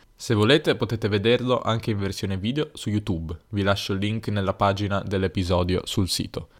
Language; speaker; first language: Italian; native; Italian